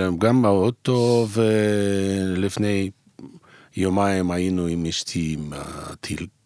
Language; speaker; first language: Hebrew; non-native, fluent; Russian